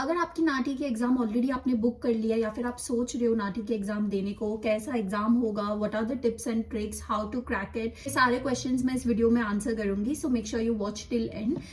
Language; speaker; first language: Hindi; non-native, local second language; Gujarati